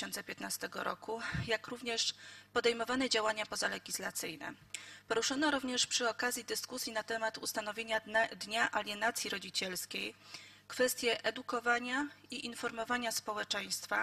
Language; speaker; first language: Polish; native; Polish